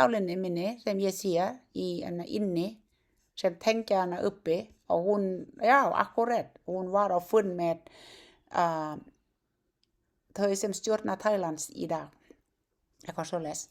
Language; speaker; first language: Icelandic; non-native, learner; Thai